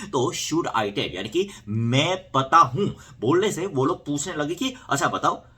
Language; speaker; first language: Hindi; non-native, fluent; Korean